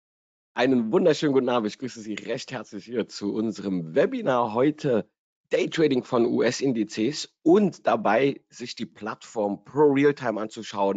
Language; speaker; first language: German; native; German